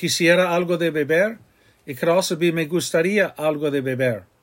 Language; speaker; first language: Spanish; non-native, fluent; English